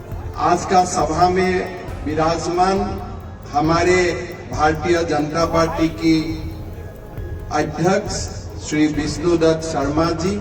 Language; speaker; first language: Hindi; non-native, local second language; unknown